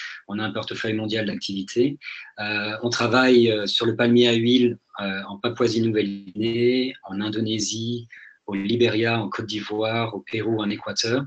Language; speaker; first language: French; native; French